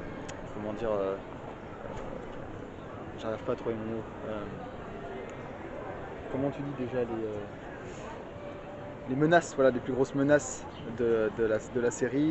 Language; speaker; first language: French; native; French